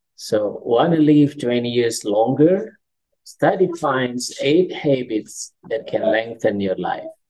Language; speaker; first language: English; non-native, fluent; Indonesian